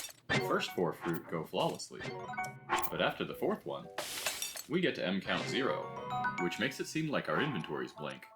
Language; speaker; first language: English; native; English